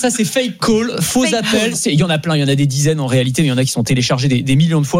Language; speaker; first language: French; native; French